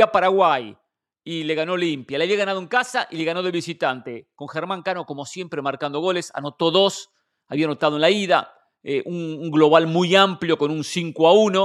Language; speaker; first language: Spanish; native; Spanish